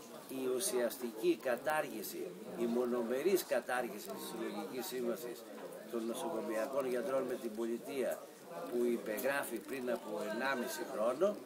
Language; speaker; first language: Greek; native; Greek